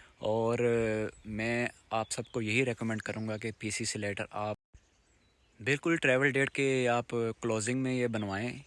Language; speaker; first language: Urdu; native; Urdu